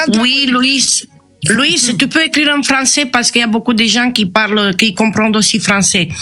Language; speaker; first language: French; non-native, fluent; Romanian